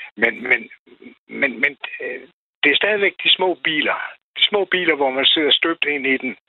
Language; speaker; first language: Danish; non-native, fluent; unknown